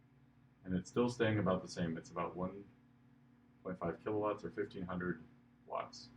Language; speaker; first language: English; native; English